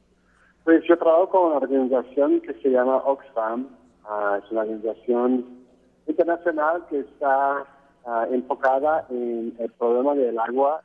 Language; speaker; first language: Spanish; non-native, fluent; French